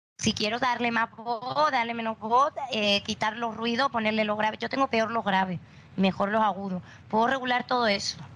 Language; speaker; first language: Spanish; native; Spanish